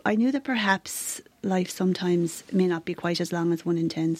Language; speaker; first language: English; native; English